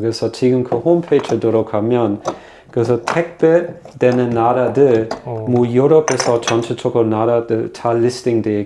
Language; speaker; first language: Korean; non-native, fluent; German